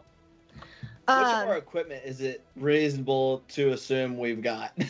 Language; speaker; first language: English; native; English